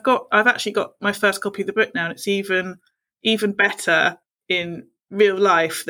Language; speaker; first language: English; native; English